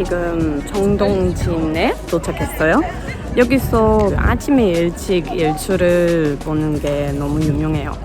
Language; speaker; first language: Korean; non-native, learner; German